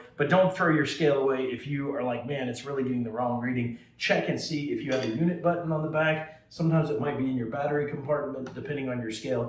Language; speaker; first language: English; native; English